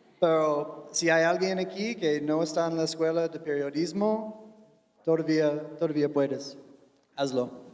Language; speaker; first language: Spanish; non-native, fluent; English